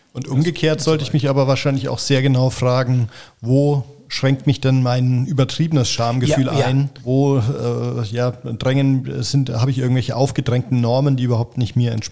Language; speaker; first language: German; native; German